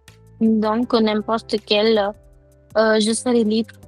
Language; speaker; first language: French; non-native, fluent; Hindi